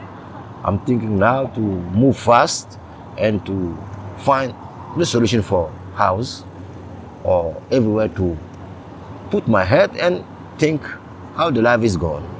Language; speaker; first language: English; non-native, learner; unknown